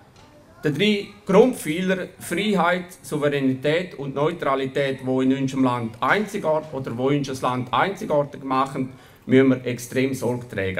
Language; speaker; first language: German; native; German